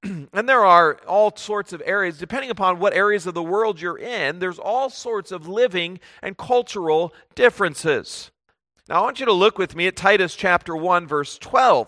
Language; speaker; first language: English; native; English